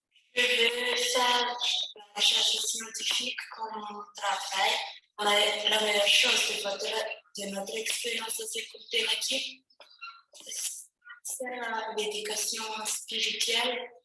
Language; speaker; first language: French; non-native, local second language; Malagasy